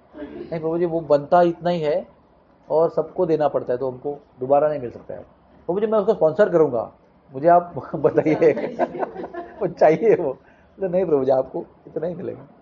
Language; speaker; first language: Hindi; non-native, local second language; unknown